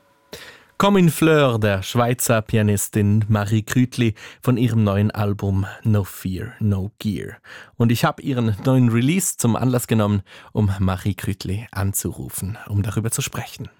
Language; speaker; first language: German; native; German